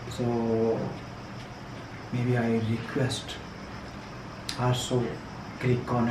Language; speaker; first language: English; non-native, learner; Persian